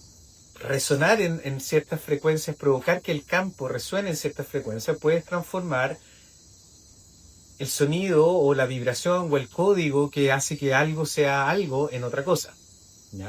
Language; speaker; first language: Spanish; native; Spanish